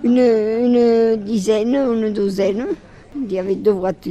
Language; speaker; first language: French; native; French